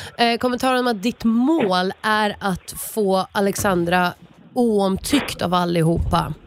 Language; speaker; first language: Swedish; native; Swedish